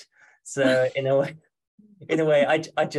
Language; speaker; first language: English; non-native, fluent; German